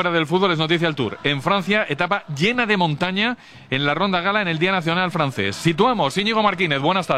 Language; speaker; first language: Spanish; native; Spanish